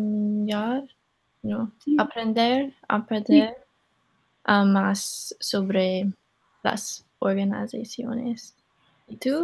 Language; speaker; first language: Spanish; non-native, learner; English